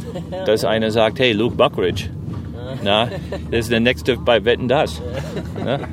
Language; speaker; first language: German; non-native, fluent; English